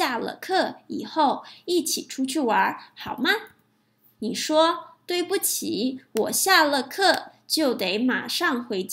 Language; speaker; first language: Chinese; non-native, fluent; English